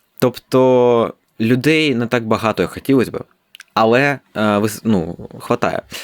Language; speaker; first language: Ukrainian; non-native, local second language; Russian